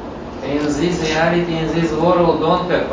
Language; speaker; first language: English; non-native, learner; Russian